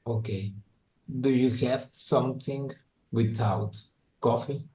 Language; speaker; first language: English; non-native, learner; Spanish